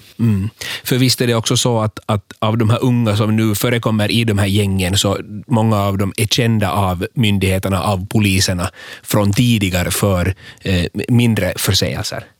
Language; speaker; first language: Swedish; native; Swedish